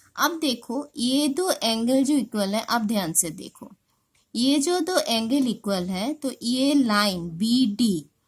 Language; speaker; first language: Hindi; non-native, local second language; Bangla